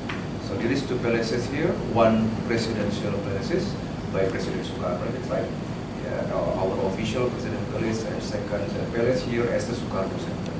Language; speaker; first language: English; non-native, learner; Indonesian